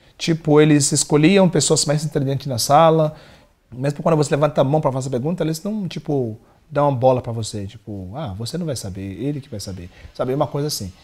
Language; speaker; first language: Portuguese; non-native, fluent; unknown